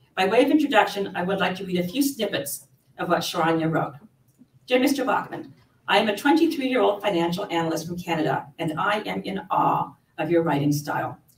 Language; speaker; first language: English; native; English